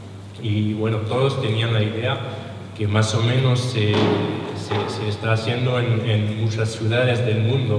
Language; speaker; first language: Spanish; non-native, learner; French